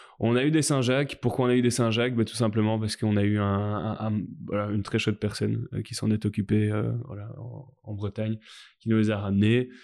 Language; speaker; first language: French; native; French